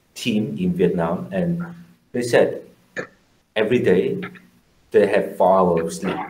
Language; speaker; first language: English; non-native, fluent; Vietnamese